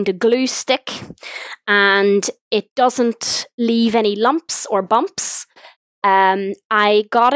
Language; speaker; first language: English; native; English